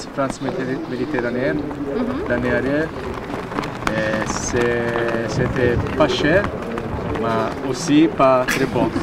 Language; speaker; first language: French; non-native, learner; Italian